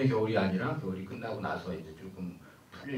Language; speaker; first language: Korean; native; Korean